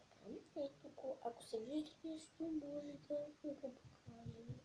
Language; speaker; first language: Bulgarian; native; Bulgarian